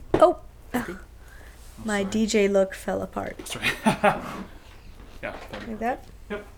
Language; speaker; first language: English; non-native, fluent; Romanian